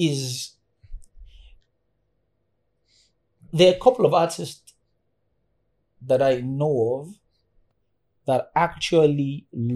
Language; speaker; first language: English; non-native, local second language; Yoruba